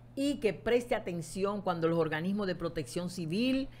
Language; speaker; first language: Spanish; native; Spanish